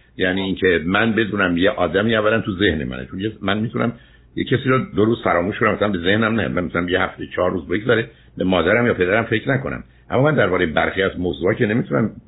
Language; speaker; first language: Persian; native; Persian